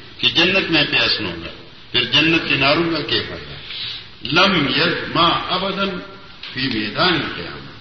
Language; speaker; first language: Urdu; non-native, local second language; Pashto